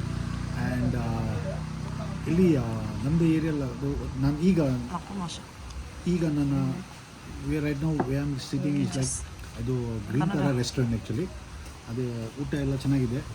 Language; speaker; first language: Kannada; non-native, local second language; Tibetan